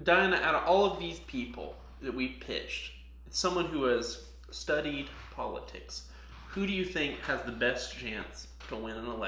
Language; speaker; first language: English; native; English